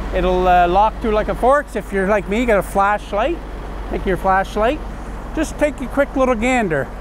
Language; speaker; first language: English; native; English